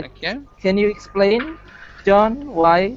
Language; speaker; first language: English; non-native, learner; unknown